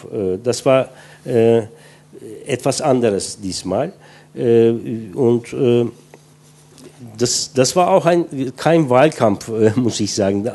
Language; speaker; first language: German; non-native, fluent; Turkish